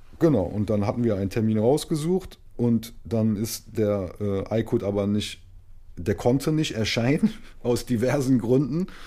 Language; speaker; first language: German; native; German